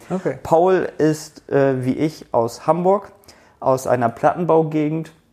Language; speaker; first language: German; early bilingual, other home language; Turkish